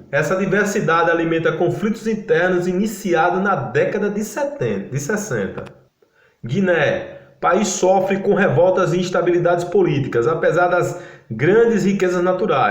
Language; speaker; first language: Portuguese; native; Portuguese